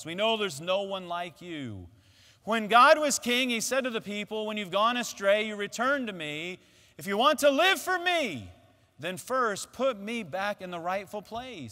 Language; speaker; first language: English; native; English